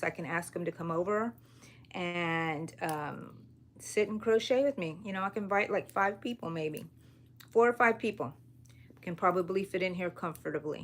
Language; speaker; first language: English; native; English